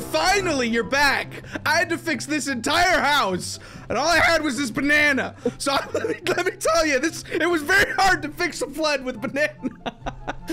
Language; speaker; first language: English; native; English